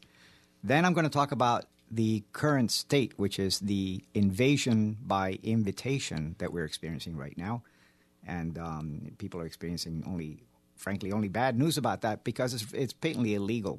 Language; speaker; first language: English; early bilingual, other home language; Spanish